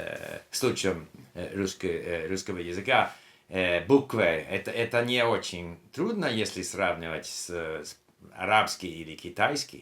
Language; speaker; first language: Russian; non-native, learner; English